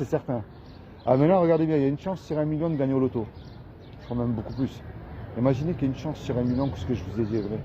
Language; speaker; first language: French; native; French